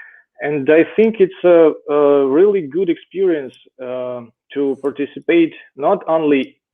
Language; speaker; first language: English; non-native, fluent; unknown